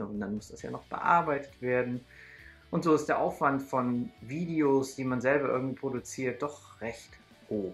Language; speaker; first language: German; native; German